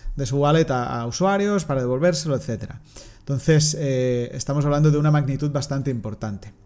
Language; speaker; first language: Spanish; non-native, local second language; Catalan